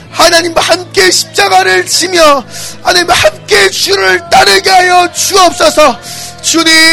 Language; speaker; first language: Korean; native; Korean